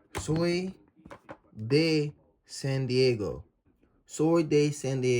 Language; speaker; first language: Spanish; non-native, learner; English